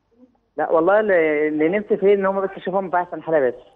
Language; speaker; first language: Arabic; native; Arabic